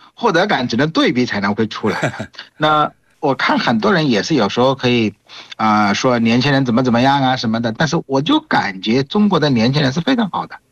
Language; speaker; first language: Chinese; non-native, fluent; Bangla